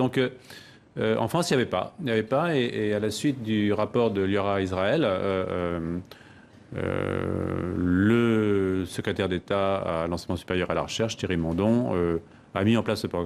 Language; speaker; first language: French; native; French